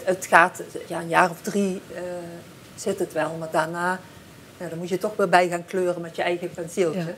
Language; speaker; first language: Dutch; native; Dutch